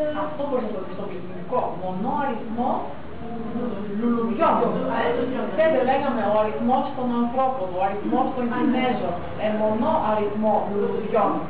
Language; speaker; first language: Greek; native; Greek